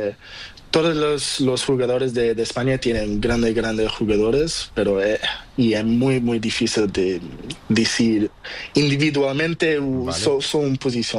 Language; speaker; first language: Spanish; non-native, learner; Portuguese